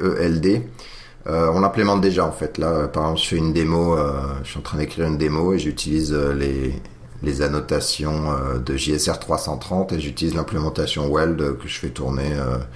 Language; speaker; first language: French; native; French